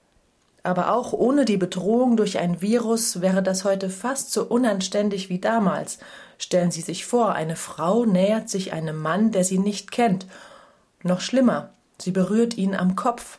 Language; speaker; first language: German; native; German